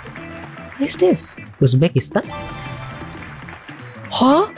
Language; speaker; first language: English; non-native, learner; Indonesian